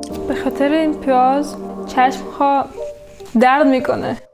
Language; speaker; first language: Persian; non-native, learner; Russian